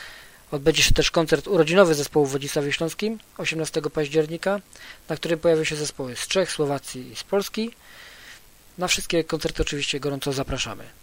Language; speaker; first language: Polish; native; Polish